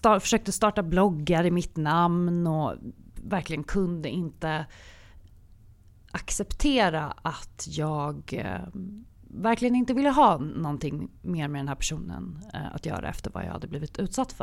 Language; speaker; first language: Swedish; native; Swedish